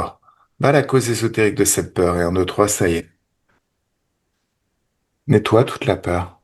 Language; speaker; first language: French; native; French